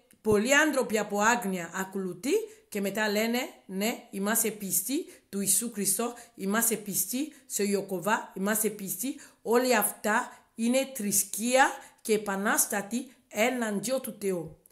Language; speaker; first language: Greek; non-native, learner; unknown